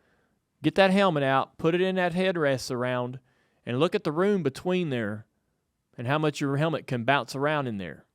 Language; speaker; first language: English; native; English